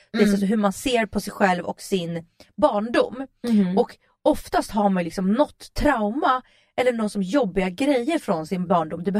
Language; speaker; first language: Swedish; early bilingual, other home language; Russian